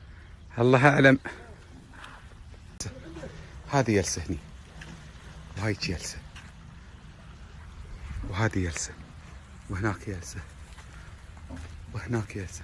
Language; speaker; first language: Arabic; native; Arabic